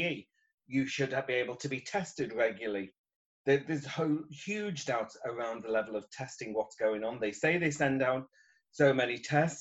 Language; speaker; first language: English; native; English